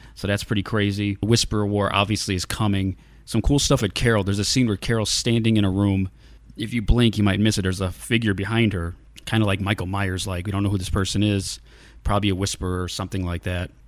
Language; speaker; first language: English; native; English